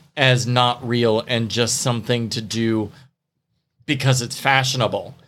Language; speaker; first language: English; native; English